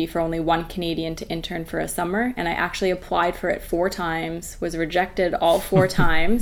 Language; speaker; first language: English; native; English